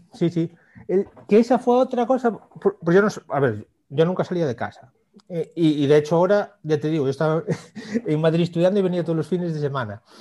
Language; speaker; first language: Spanish; native; Spanish